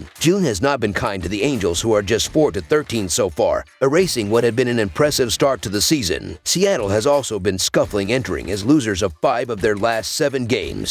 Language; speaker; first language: English; native; English